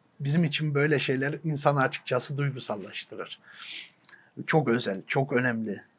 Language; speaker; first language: Turkish; early bilingual, heritage; Turkish